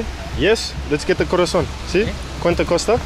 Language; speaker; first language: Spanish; non-native, learner; English